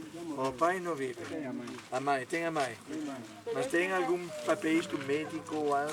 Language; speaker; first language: Portuguese; non-native, fluent; Spanish